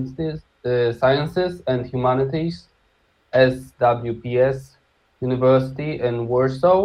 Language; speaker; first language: English; non-native, fluent; Polish